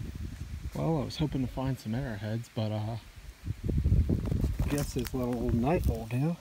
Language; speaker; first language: English; native; English